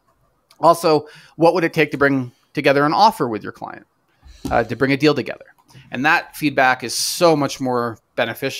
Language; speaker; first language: English; native; English